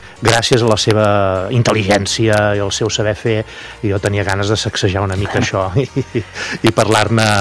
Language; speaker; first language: Catalan; native; Catalan